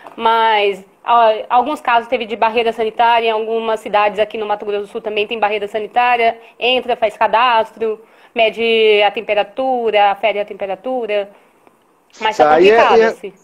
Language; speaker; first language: Portuguese; native; Portuguese